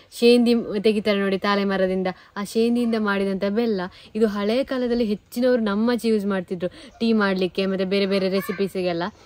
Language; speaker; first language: Kannada; non-native, local second language; Tulu